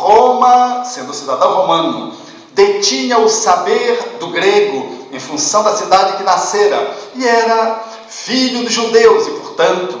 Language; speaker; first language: Portuguese; native; Portuguese